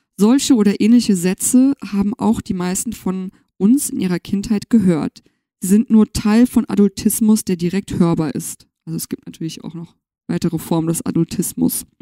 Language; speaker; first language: German; native; German